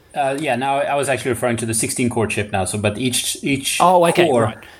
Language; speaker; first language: English; non-native, fluent; Swedish